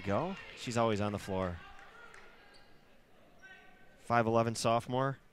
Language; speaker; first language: English; native; English